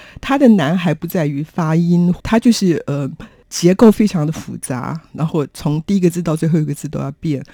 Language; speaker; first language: Chinese; native; Chinese